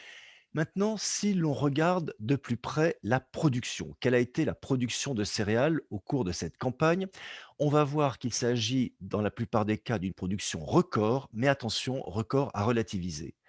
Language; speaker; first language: French; native; French